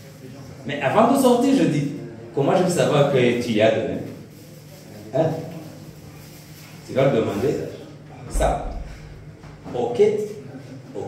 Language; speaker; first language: French; non-native, local second language; Rundi